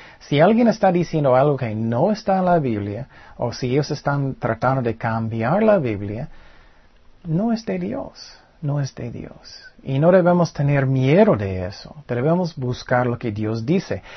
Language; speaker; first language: Spanish; non-native, fluent; English